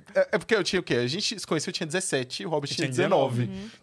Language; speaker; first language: Portuguese; native; Portuguese